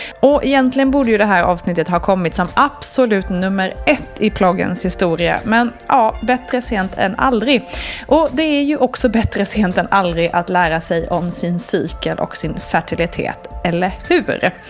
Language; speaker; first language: Swedish; native; Swedish